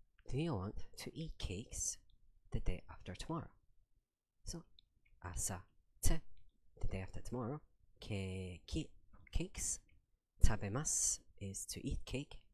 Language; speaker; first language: English; native; English